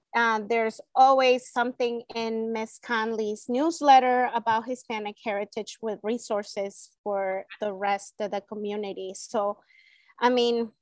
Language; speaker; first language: English; non-native, fluent; Spanish